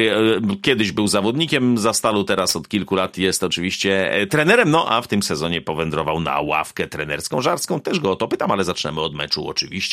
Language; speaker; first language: Polish; native; Polish